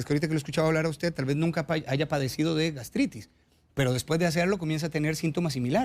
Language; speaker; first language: Spanish; native; Spanish